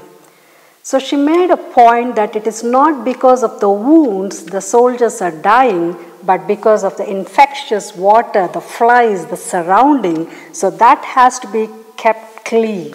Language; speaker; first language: English; non-native, local second language; Malayalam